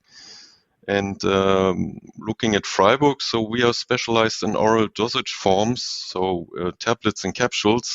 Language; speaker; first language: English; non-native, fluent; German